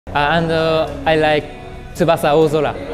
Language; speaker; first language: English; non-native, learner; Japanese